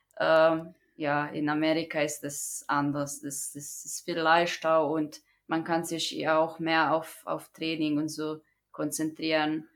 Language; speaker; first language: German; non-native, fluent; Croatian